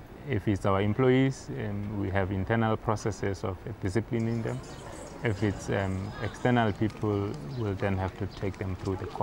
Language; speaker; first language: English; non-native, local second language; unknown